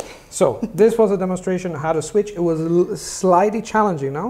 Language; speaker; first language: English; non-native, fluent; Italian